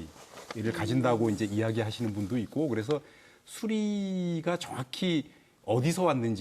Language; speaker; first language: Korean; native; Korean